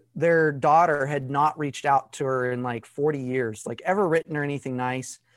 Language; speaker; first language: English; native; English